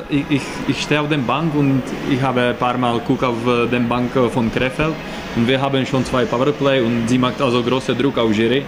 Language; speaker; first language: German; non-native, learner; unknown